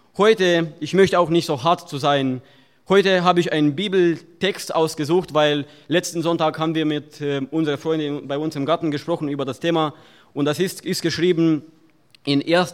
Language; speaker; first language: German; non-native, fluent; Russian